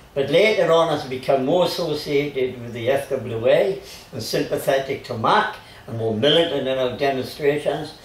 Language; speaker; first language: English; native; English